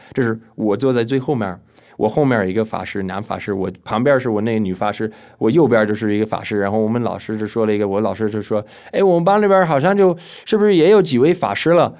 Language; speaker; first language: Chinese; non-native, fluent; English